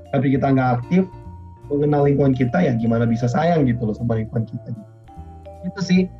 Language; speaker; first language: Indonesian; non-native, local second language; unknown